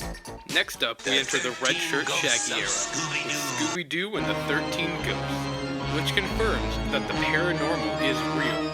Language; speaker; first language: English; native; English